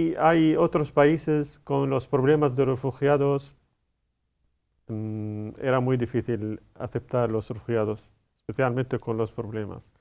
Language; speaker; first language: Spanish; non-native, learner; Arabic